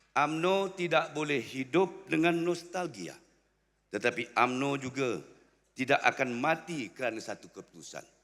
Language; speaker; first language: Malay; native; Malay